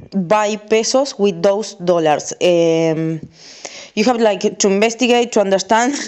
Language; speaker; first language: English; non-native, fluent; Spanish